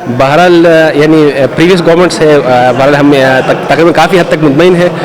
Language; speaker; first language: Urdu; non-native, local second language; Khowar